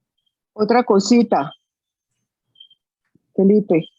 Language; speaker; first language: Spanish; native; Spanish